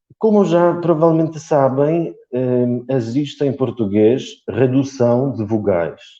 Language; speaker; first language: Portuguese; non-native, fluent; Polish